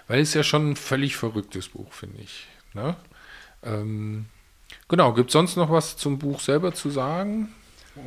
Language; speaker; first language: German; native; German